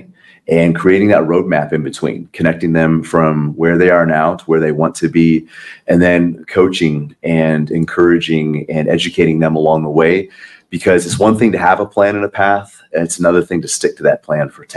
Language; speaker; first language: English; native; English